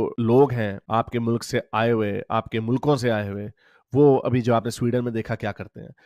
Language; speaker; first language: Urdu; native; Urdu